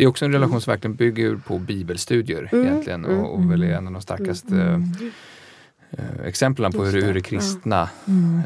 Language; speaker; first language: Swedish; native; Swedish